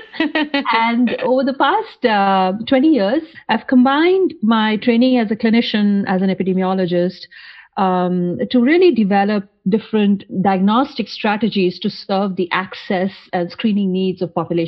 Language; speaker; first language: English; non-native, local second language; Hindi